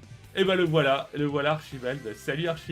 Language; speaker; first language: French; native; French